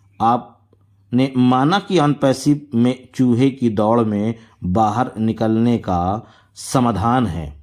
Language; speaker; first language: Hindi; native; Hindi